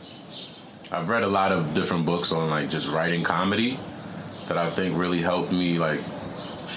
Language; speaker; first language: English; native; English